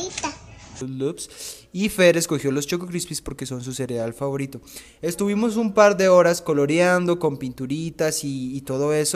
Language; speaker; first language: Spanish; native; Spanish